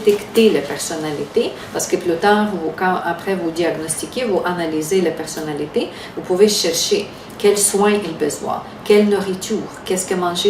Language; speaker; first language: French; non-native, fluent; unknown